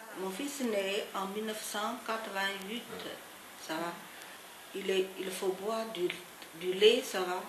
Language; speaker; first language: French; non-native, learner; Chinese